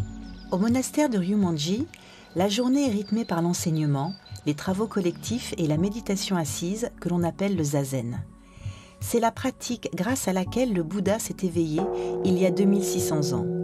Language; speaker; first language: French; native; French